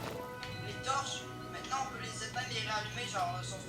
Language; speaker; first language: French; native; French